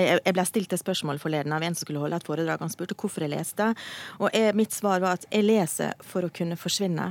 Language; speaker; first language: Norwegian; native; Norwegian